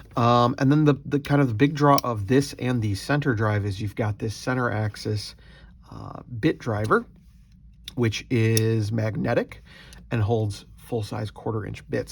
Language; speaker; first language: English; native; English